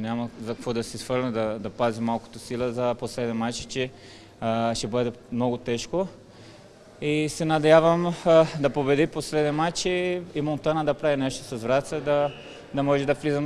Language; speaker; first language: Bulgarian; non-native, learner; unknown